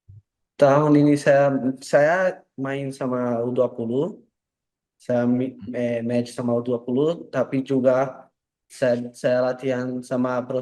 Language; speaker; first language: Indonesian; non-native, learner; Portuguese